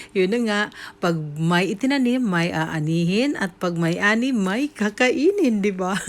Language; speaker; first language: Filipino; native; Filipino